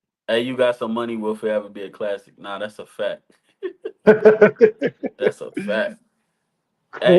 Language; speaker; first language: English; native; English